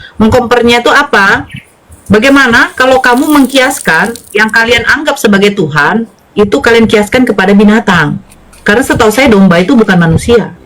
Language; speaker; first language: Indonesian; native; Indonesian